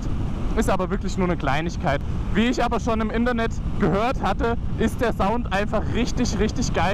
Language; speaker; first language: German; native; German